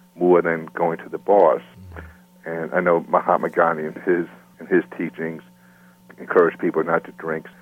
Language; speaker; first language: English; native; English